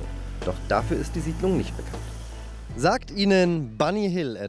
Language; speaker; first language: German; native; German